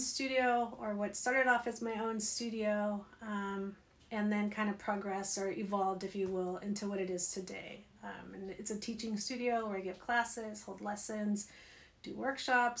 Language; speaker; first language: English; native; English